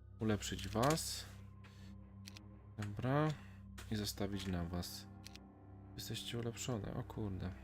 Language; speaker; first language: Polish; native; Polish